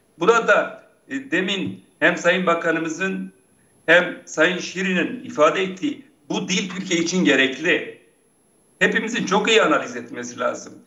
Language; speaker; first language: Turkish; non-native, local second language; Kurdish